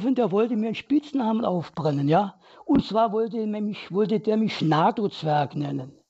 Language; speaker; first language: German; native; German